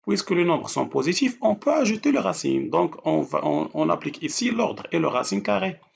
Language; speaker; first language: French; non-native, local second language; Arabic